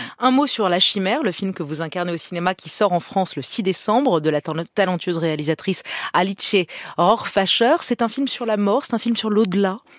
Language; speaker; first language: French; native; French